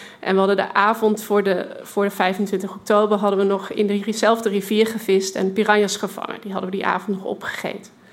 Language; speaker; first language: Dutch; native; Dutch